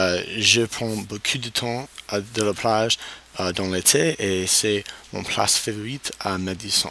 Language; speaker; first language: French; non-native, learner; English